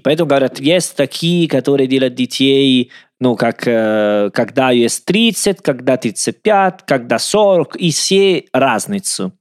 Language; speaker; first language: Russian; non-native, learner; Italian